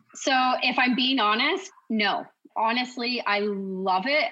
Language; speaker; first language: English; native; English